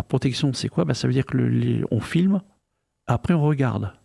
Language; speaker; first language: French; native; French